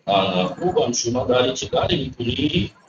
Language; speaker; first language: Persian; non-native, fluent; Urdu